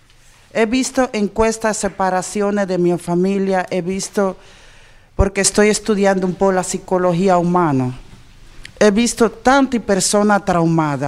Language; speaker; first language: Italian; non-native, learner; Spanish